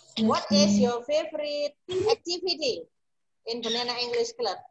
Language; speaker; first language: English; non-native, fluent; Indonesian